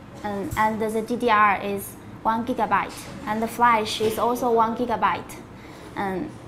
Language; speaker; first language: English; non-native, learner; Chinese